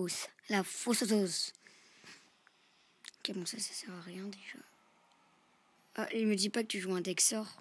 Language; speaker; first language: French; native; French